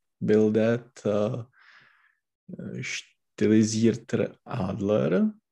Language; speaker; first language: German; non-native, learner; Czech